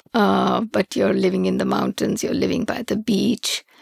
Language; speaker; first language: English; non-native, local second language; Hindi